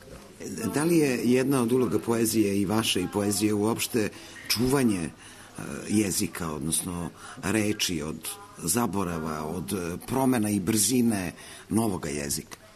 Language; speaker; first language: Serbian; native; Serbian